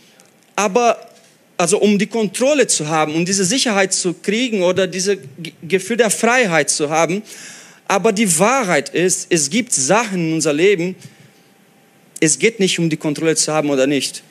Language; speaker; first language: German; non-native, fluent; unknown